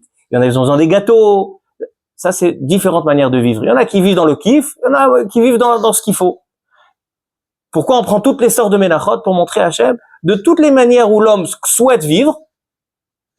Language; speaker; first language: French; native; French